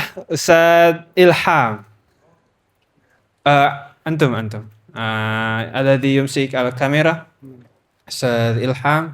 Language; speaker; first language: Arabic; non-native, learner; Indonesian